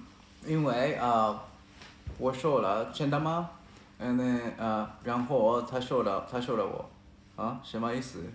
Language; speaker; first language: Chinese; non-native, learner; Japanese